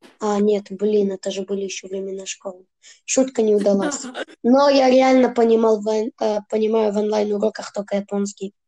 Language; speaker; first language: Russian; early bilingual, heritage; Russian